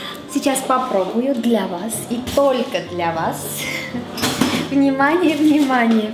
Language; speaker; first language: Russian; non-native, fluent; Armenian